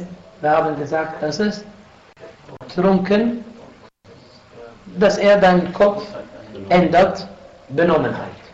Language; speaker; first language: German; non-native, fluent; Arabic